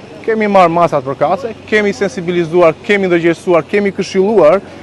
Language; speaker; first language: Albanian; native; Albanian